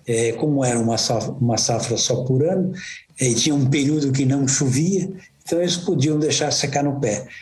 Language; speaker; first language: Portuguese; native; Portuguese